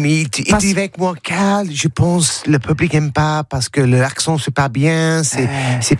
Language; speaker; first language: French; non-native, learner; English